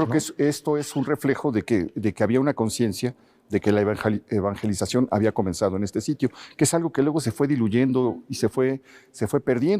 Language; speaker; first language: Spanish; native; Spanish